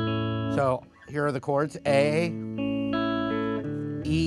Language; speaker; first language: English; native; English